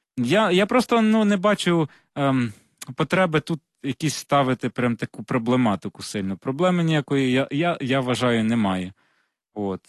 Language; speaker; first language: Ukrainian; non-native, local second language; Russian